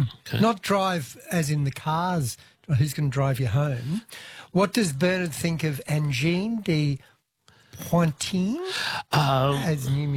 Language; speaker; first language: English; native; English